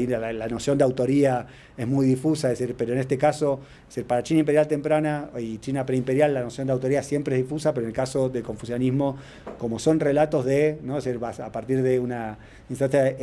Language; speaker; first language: Spanish; native; Spanish